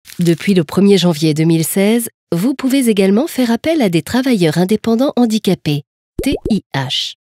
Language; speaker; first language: French; native; French